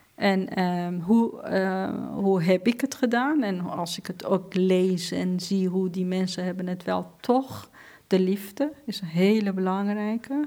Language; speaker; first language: Dutch; non-native, fluent; Persian